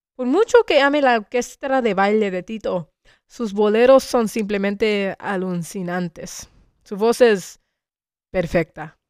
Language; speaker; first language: Spanish; early bilingual, heritage; Spanish